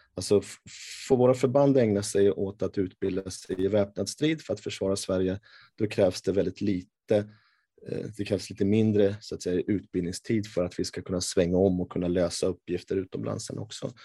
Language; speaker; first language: Swedish; native; Swedish